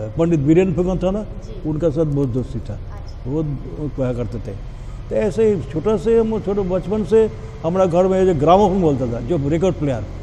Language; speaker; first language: Hindi; non-native, local second language; Bangla